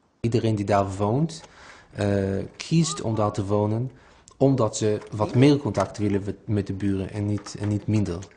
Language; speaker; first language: Dutch; non-native, fluent; Hebrew